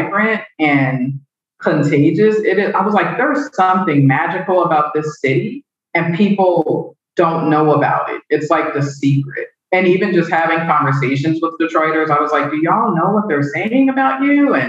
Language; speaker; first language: English; native; English